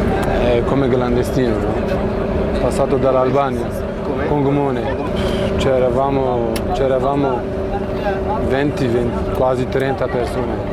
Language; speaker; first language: Italian; non-native, learner; Kurdish